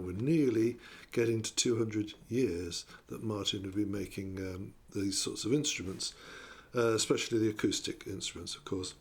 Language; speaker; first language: English; native; English